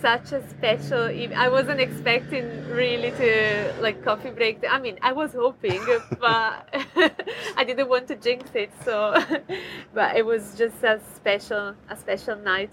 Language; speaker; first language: English; non-native, fluent; Italian